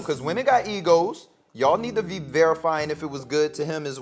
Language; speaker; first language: English; native; English